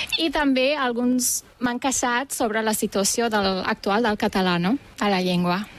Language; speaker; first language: Catalan; non-native, fluent; Turkish